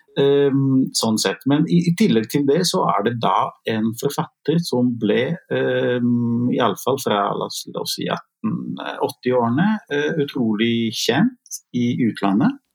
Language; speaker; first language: Norwegian; non-native, fluent; Italian